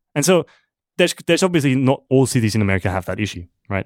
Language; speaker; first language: English; non-native, fluent; German